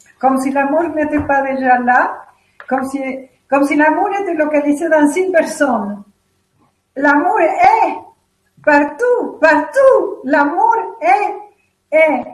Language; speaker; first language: French; non-native, fluent; Spanish